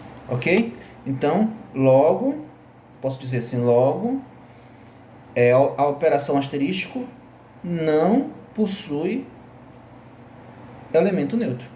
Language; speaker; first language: Portuguese; native; Portuguese